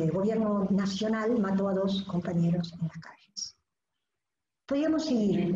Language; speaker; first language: Spanish; native; Spanish